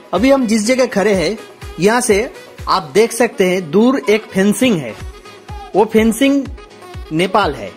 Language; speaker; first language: Hindi; non-native, local second language; Bangla